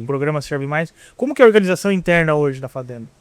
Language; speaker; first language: Portuguese; native; Portuguese